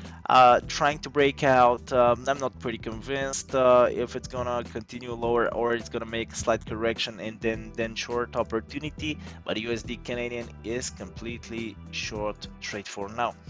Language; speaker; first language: English; non-native, fluent; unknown